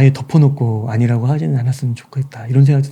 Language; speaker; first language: Korean; native; Korean